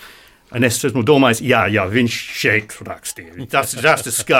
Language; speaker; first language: Latvian; non-native, learner; English